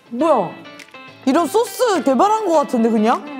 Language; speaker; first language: Korean; native; Korean